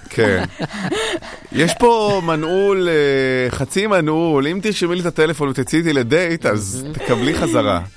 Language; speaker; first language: Hebrew; native; Hebrew